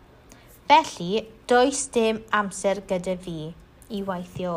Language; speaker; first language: Welsh; non-native, local second language; English